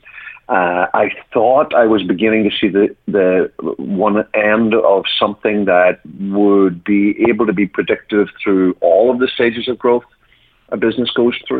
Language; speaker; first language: English; native; English